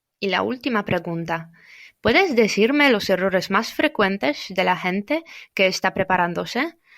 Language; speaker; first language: Spanish; non-native, fluent; Polish